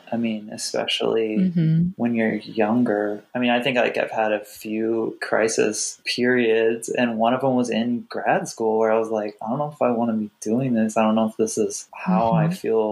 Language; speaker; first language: English; native; English